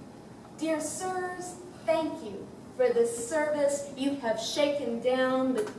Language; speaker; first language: English; native; English